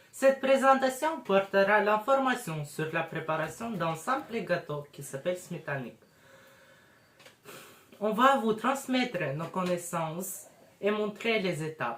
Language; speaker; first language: French; non-native, learner; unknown